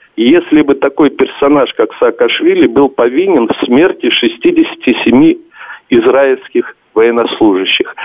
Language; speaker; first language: Russian; non-native, local second language; Georgian